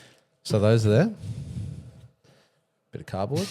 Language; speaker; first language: English; native; English